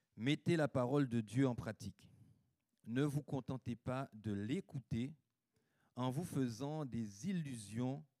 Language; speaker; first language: French; native; French